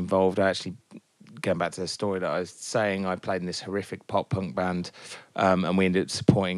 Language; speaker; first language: English; native; English